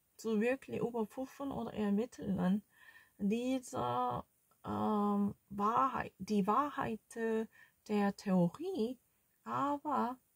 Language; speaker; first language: German; non-native, learner; Korean